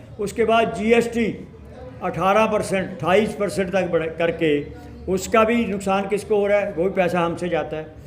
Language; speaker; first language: Hindi; native; Hindi